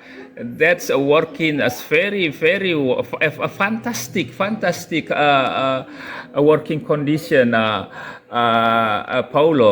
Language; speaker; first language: English; non-native, local second language; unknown